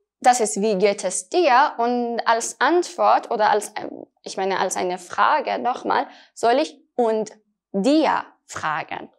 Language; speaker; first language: German; non-native, fluent; Persian